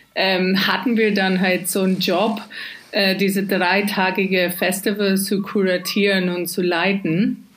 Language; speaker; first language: German; non-native, fluent; English